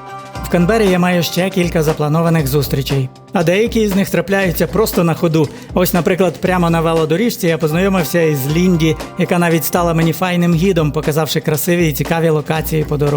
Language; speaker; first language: Ukrainian; native; Ukrainian